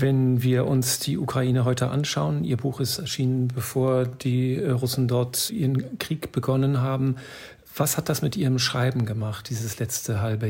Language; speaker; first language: German; native; German